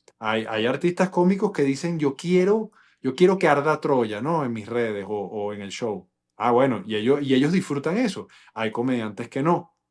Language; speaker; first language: Spanish; non-native, local second language; English